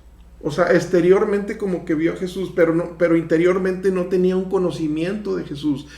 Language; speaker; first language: Spanish; native; Spanish